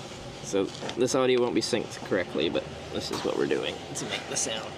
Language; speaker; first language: English; native; English